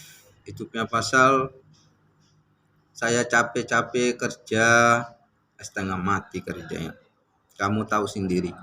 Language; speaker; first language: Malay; non-native, learner; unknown